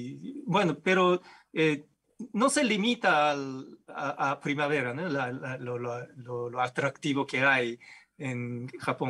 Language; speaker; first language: Spanish; non-native, fluent; Japanese